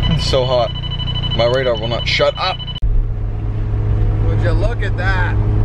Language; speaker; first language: English; native; English